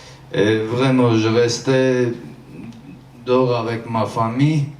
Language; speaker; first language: French; non-native, learner; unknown